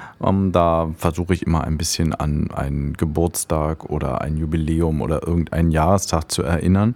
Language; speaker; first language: German; native; German